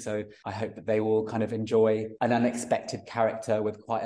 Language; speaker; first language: English; native; English